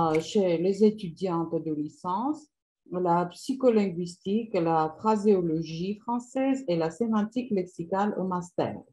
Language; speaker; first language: French; non-native, fluent; Georgian